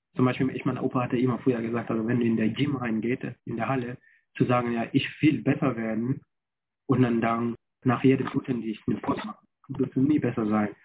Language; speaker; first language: German; non-native, fluent; Fula